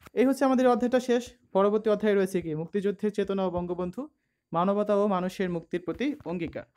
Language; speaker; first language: Bangla; native; Bangla